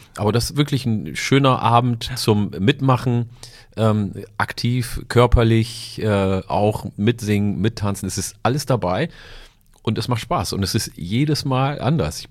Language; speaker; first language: German; early bilingual, other home language; Oromo